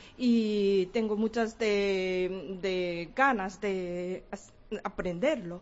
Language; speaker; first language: Spanish; non-native, learner; Korean